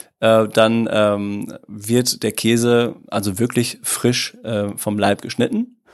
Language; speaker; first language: German; early bilingual, other home language; Italian